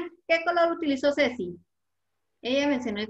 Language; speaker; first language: Spanish; native; Spanish